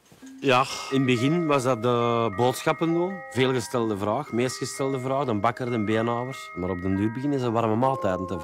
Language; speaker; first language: Dutch; native; Dutch